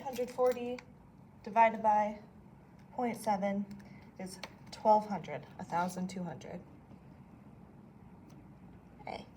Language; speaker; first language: English; native; English